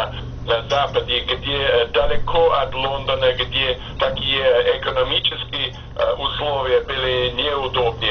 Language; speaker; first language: Russian; non-native, fluent; English